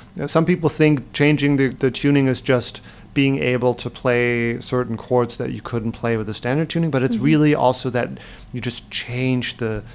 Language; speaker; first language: English; non-native, fluent; German